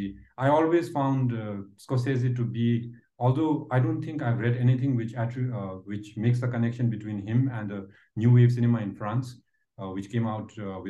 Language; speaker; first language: English; non-native, fluent; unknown